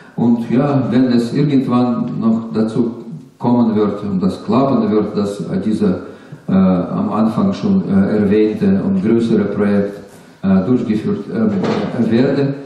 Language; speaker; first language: German; non-native, learner; Russian